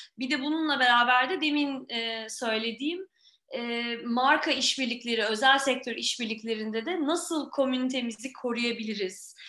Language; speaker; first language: Turkish; native; Turkish